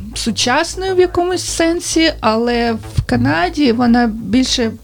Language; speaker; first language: Ukrainian; native; Ukrainian